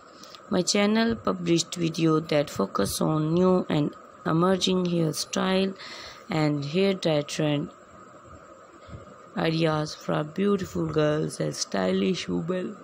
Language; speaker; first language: English; non-native, learner; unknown